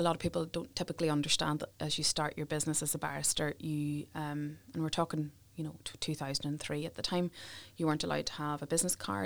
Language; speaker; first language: English; native; English